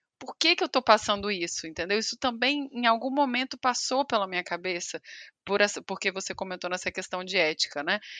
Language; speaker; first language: Portuguese; native; Portuguese